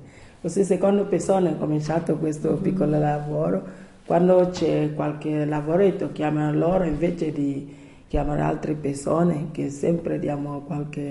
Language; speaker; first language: Italian; non-native, learner; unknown